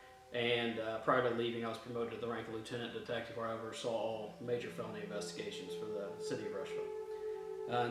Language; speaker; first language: English; native; English